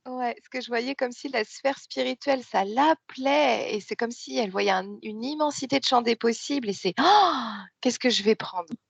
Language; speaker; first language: French; native; French